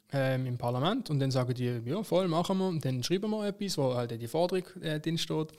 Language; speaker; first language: German; native; German